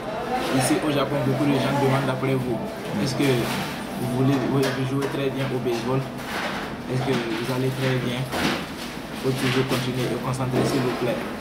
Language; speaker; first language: French; non-native, learner; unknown